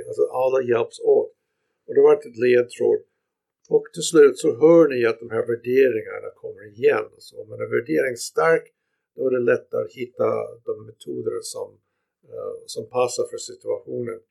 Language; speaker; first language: Swedish; non-native, fluent; English